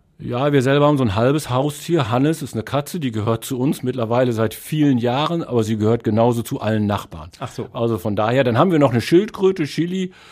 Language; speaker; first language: German; native; German